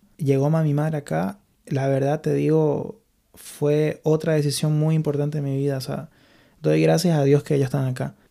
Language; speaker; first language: Spanish; native; Spanish